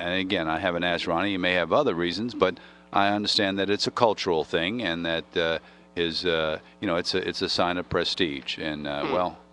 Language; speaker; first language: English; native; English